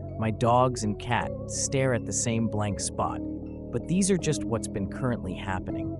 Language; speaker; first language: English; native; English